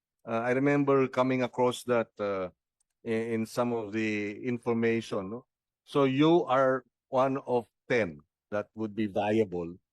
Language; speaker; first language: English; non-native, local second language; Filipino